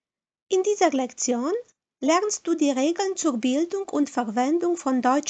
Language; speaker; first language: German; non-native, fluent; Romanian